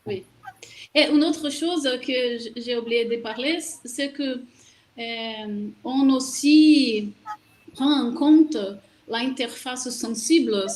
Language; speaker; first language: French; non-native, learner; Portuguese